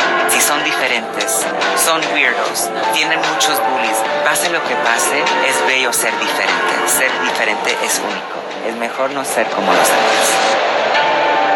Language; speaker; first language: Spanish; early bilingual, heritage; Spanish